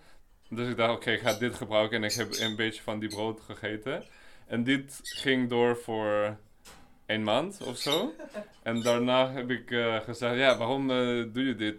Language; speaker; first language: Dutch; non-native, learner; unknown